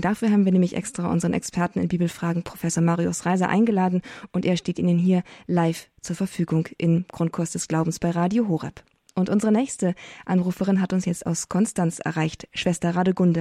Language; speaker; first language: German; native; German